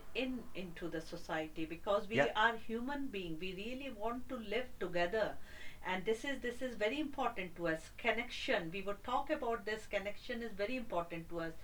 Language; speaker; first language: English; non-native, local second language; Hindi